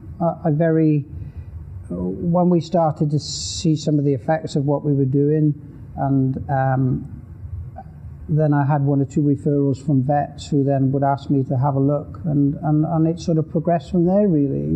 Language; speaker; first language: English; native; English